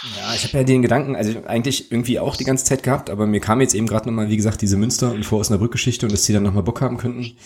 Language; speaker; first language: German; native; German